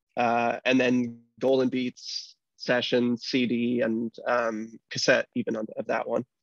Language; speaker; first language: English; native; English